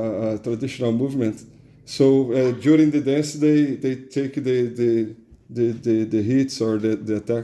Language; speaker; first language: English; non-native, learner; Portuguese